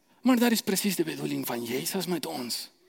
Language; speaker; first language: Dutch; non-native, fluent; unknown